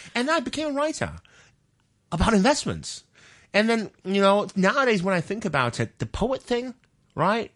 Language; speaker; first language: English; non-native, local second language; Cantonese